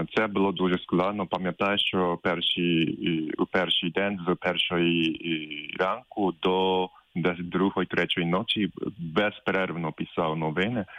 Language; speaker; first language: Ukrainian; non-native, fluent; Japanese